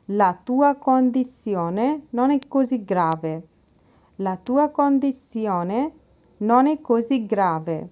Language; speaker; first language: Italian; non-native, learner; Bangla